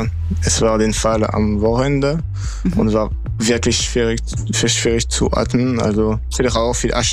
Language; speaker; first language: German; non-native, fluent; French